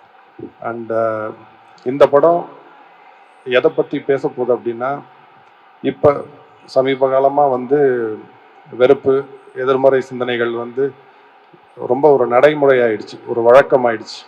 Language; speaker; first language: Tamil; native; Tamil